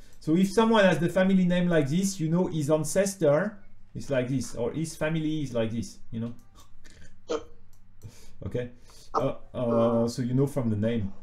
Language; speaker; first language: English; non-native, fluent; French